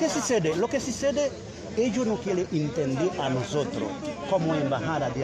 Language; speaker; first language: Spanish; non-native, learner; Haitian Creole